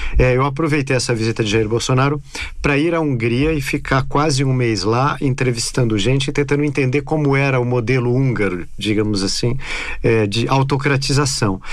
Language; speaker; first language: Portuguese; native; Portuguese